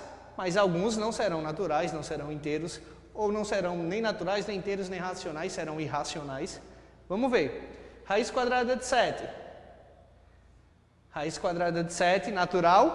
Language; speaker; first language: Portuguese; native; Portuguese